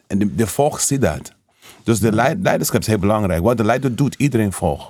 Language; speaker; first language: Dutch; non-native, learner; English